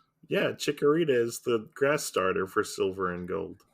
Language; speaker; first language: English; native; English